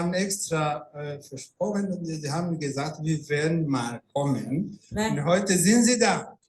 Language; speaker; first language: German; non-native, fluent; Rundi